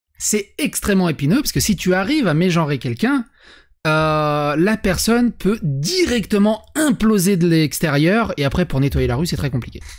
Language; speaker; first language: French; native; French